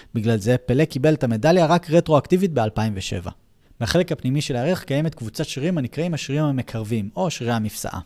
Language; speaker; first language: Hebrew; native; Hebrew